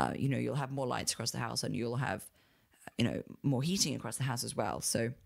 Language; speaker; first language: English; native; English